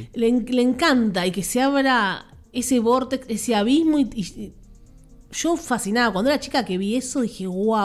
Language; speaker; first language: Spanish; native; Spanish